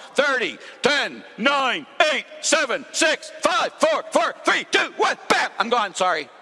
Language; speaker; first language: English; native; English